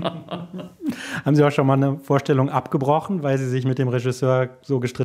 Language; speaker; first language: German; native; German